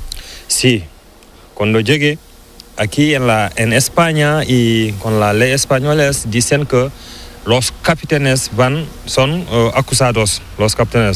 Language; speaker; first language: Spanish; non-native, learner; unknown